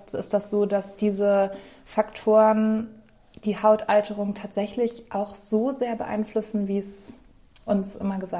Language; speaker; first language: German; native; German